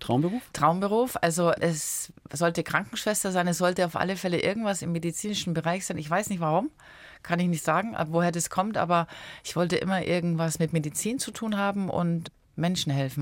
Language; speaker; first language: German; early bilingual, other home language; Italian